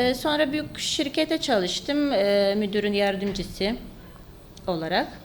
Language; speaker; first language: Turkish; non-native, fluent; Lithuanian